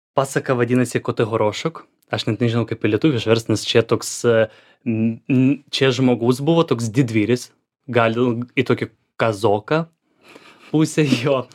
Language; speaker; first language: Lithuanian; non-native, fluent; Ukrainian